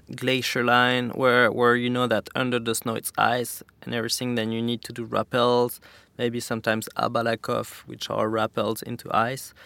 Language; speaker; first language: English; non-native, fluent; French